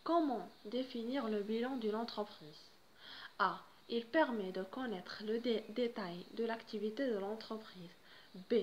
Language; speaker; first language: French; non-native, local second language; Arabic